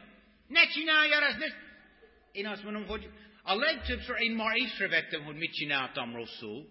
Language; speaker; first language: Hungarian; non-native, fluent; English